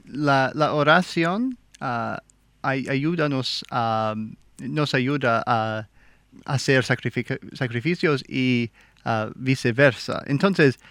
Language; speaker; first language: Spanish; non-native, learner; English